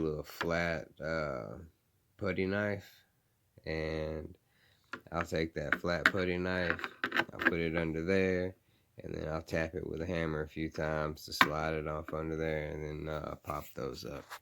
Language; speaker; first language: English; native; English